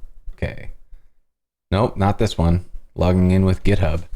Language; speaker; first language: English; native; English